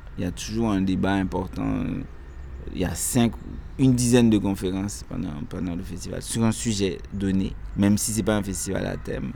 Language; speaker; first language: French; non-native, local second language; Haitian Creole